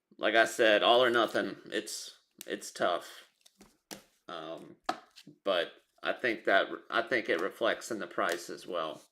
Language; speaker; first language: English; native; English